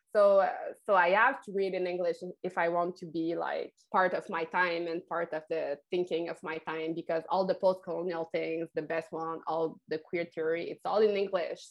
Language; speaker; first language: English; non-native, fluent; French